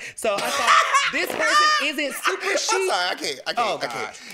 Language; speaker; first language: English; native; English